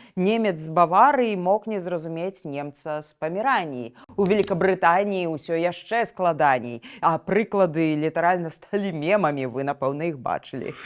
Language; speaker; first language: Belarusian; native; Belarusian